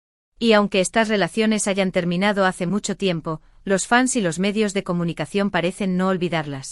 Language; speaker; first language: Spanish; native; Spanish